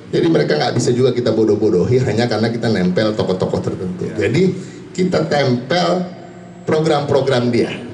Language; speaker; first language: Indonesian; native; Indonesian